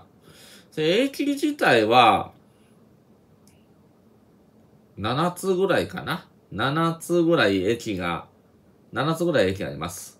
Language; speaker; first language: Japanese; native; Japanese